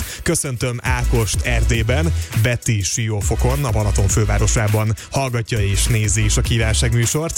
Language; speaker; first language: Hungarian; native; Hungarian